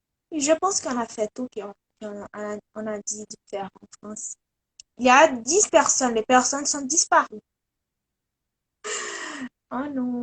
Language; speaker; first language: French; non-native, learner; Portuguese